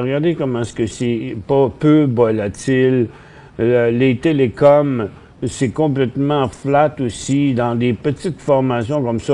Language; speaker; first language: French; native; French